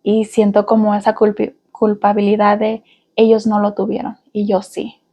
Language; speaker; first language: Spanish; early bilingual, heritage; Spanish